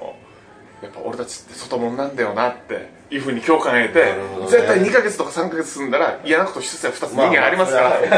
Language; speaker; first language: Japanese; native; Japanese